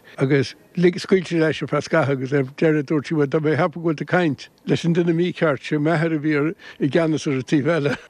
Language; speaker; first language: Irish; native; Irish